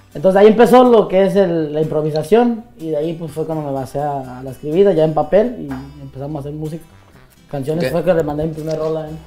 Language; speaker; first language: Spanish; native; Spanish